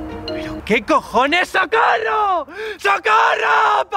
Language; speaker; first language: Spanish; native; Spanish